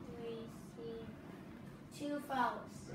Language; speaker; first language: English; non-native, learner; Vietnamese